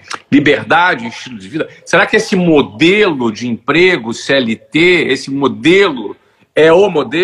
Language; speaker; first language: Portuguese; native; Portuguese